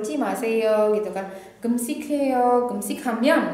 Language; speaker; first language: Korean; non-native, fluent; Indonesian